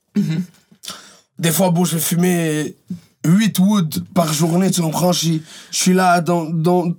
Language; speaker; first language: French; early bilingual, other home language; Arabic